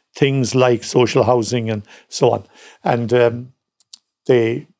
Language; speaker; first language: English; native; English